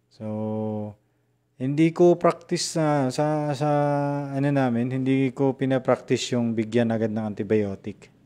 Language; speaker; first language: Filipino; non-native, local second language; Cebuano